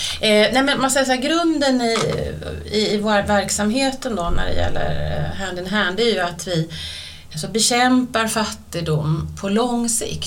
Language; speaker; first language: Swedish; native; Swedish